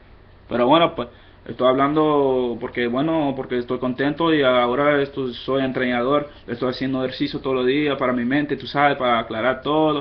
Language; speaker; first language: Spanish; non-native, fluent; English